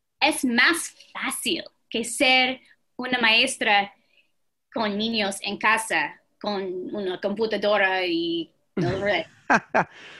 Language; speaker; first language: Spanish; non-native, fluent; English